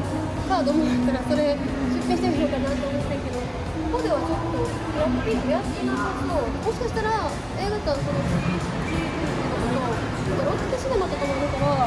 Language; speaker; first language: Japanese; native; Japanese